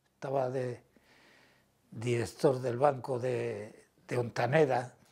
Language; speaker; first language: Spanish; native; Spanish